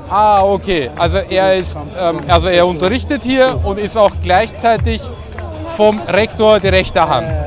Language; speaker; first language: German; native; German